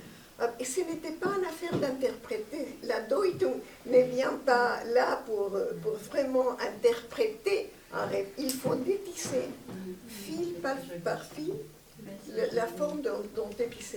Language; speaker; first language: French; non-native, fluent; Spanish